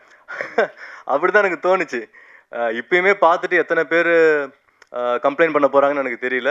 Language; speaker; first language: Tamil; native; Tamil